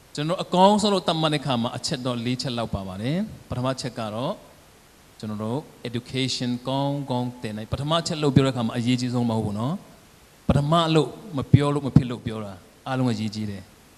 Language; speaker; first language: Burmese; non-native, local second language; Tedim Chin